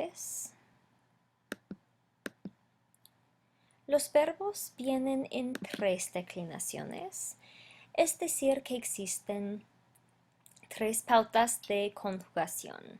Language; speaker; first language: Spanish; non-native, fluent; English